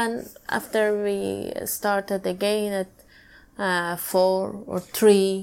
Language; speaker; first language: English; non-native, learner; Persian